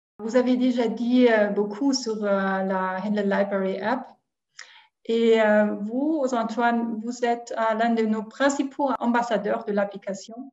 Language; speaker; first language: French; non-native, fluent; German